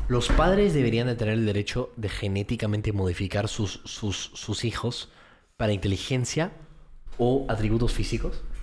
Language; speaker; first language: Spanish; early bilingual, heritage; Spanish